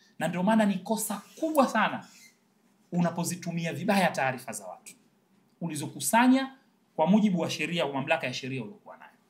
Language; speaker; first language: Swahili; native; Swahili